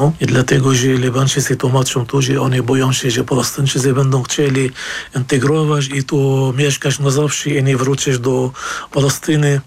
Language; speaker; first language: Polish; non-native, fluent; Arabic